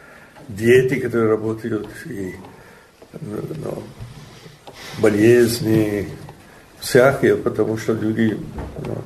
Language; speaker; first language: Russian; non-native, learner; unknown